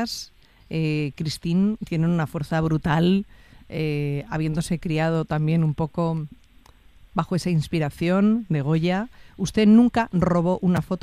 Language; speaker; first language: Spanish; native; Spanish